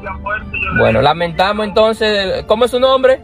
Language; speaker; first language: Spanish; native; Spanish